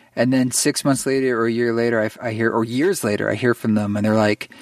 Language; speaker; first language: English; native; English